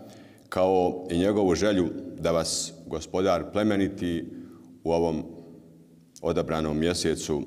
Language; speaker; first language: Bosnian; native; Bosnian